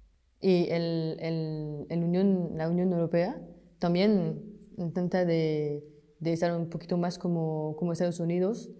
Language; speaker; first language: Spanish; non-native, fluent; French